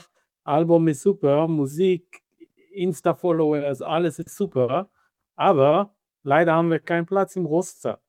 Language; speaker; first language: German; non-native, fluent; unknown